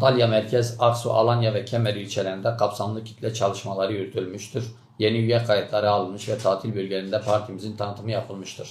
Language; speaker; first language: Turkish; native; Turkish